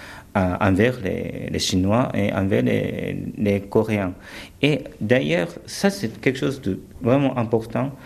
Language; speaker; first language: French; early bilingual, other home language; Japanese